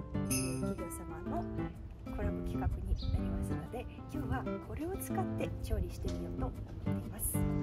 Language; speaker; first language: Japanese; non-native, fluent; Russian